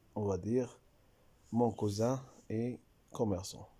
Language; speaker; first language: French; non-native, local second language; Arabic